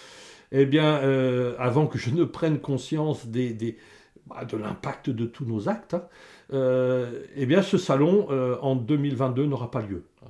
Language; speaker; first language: French; native; French